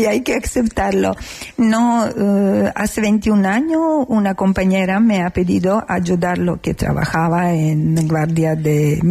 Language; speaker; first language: Spanish; non-native, learner; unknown